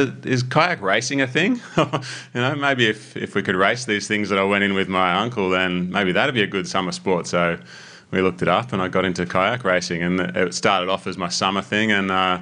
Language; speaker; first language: English; native; English